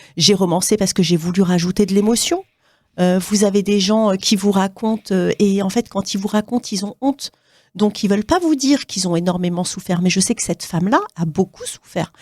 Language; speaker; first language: French; native; French